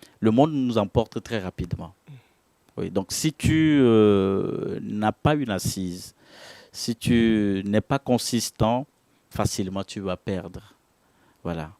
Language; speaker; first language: French; non-native, local second language; Ewe